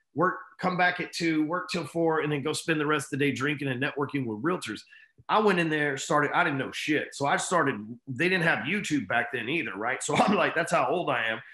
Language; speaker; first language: English; native; English